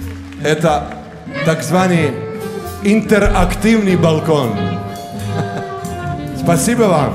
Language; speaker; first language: Russian; non-native, learner; Serbian